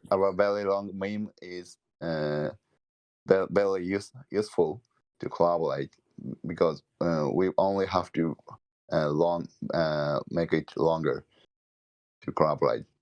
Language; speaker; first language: English; non-native, learner; Japanese